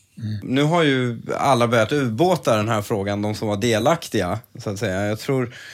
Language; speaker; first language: Swedish; native; Swedish